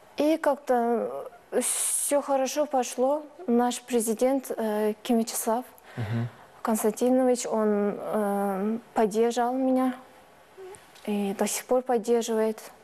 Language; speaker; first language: Russian; non-native, local second language; Turkish